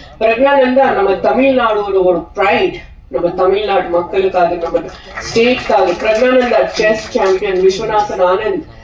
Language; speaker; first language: Tamil; non-native, fluent; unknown